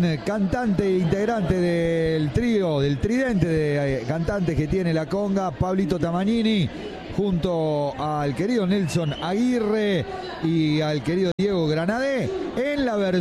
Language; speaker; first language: Spanish; native; Spanish